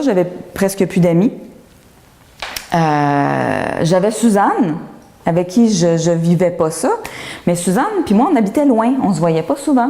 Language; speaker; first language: French; native; French